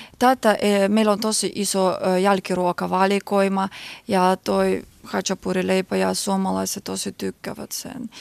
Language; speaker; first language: Finnish; non-native, learner; Georgian